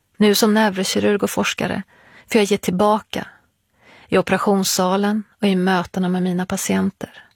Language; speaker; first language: Swedish; early bilingual, other home language; Persian